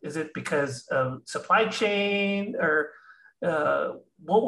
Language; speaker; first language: English; non-native, local second language; Filipino